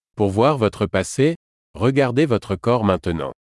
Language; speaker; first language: French; native; French